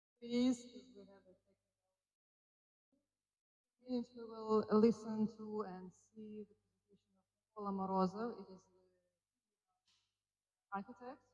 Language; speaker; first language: English; non-native, fluent; Ukrainian